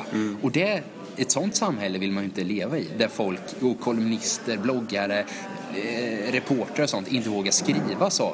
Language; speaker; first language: Swedish; native; Swedish